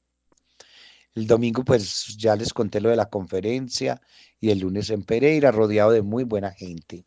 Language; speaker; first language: Spanish; native; Spanish